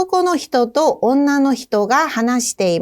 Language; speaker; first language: Japanese; non-native, fluent; Korean